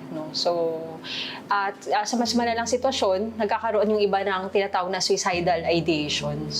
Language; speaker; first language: Filipino; native; Filipino